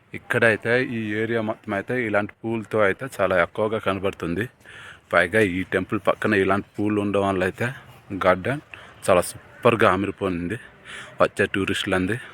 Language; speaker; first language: Telugu; non-native, local second language; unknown